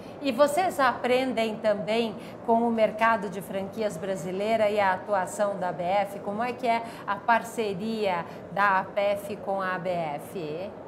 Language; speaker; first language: Portuguese; native; Portuguese